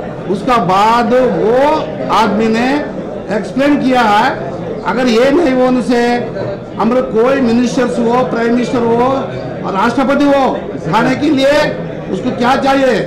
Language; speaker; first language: Hindi; non-native, local second language; Telugu